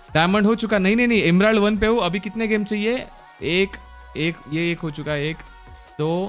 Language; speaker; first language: Hindi; non-native, local second language; Marathi